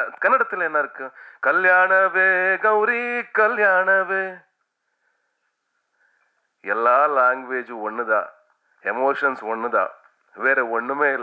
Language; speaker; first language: Tamil; non-native, learner; Kannada